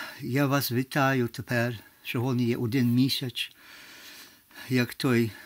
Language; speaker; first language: Ukrainian; early bilingual, heritage; English